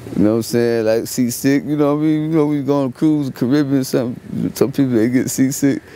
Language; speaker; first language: English; native; English